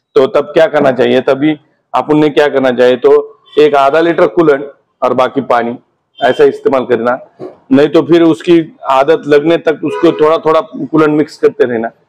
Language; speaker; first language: Hindi; non-native, local second language; Marathi